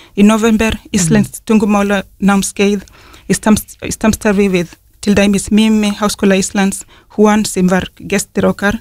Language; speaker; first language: Icelandic; non-native, fluent; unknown